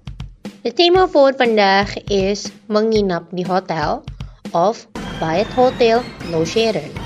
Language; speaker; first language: Dutch; non-native, fluent; Indonesian